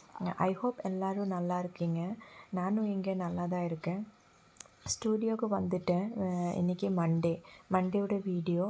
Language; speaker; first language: Tamil; non-native, fluent; Assamese